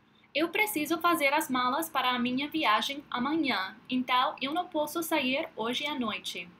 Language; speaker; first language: Portuguese; non-native, fluent; English